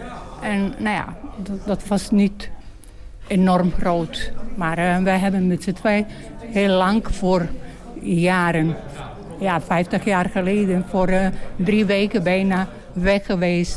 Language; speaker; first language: Dutch; non-native, learner; Bosnian